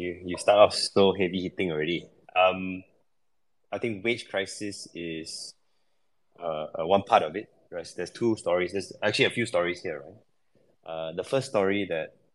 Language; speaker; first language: English; non-native, local second language; Chinese